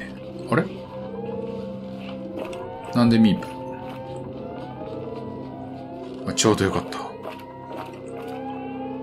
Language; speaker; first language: Japanese; native; Japanese